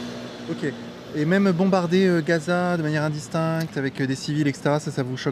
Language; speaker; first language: French; native; French